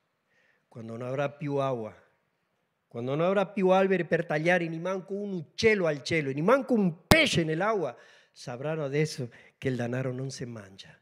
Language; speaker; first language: Italian; non-native, learner; Spanish